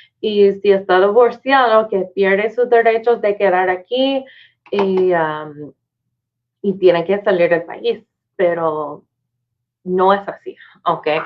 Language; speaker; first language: Spanish; non-native, fluent; English